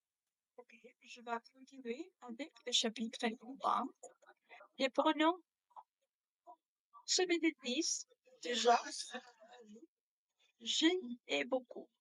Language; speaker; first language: French; non-native, learner; Spanish